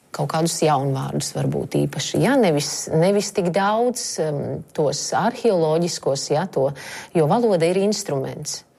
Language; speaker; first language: Latvian; native; Latvian